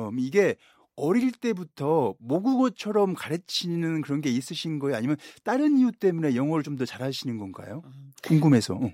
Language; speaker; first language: Korean; native; Korean